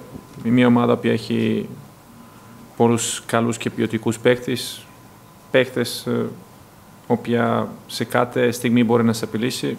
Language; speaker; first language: Greek; non-native, fluent; Serbian